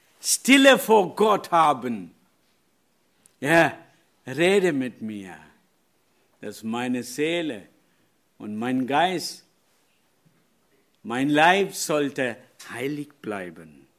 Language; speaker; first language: German; non-native, learner; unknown